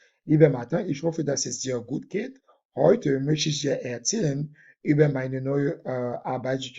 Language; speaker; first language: German; non-native, fluent; French